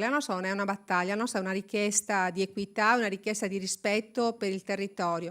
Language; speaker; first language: Italian; native; Italian